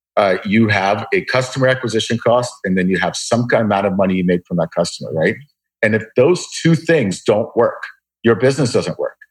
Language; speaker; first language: English; early bilingual, other home language; Russian